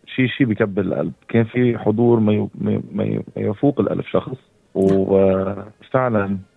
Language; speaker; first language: Arabic; native; Arabic